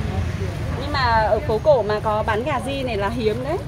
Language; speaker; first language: Vietnamese; native; Vietnamese